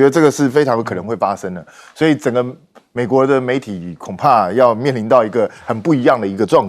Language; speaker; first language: Chinese; native; Chinese